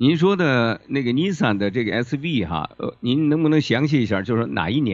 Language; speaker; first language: Chinese; native; Chinese